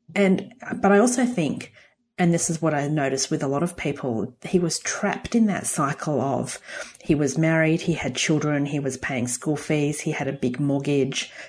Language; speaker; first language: English; native; English